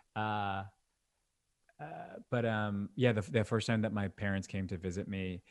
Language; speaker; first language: English; native; English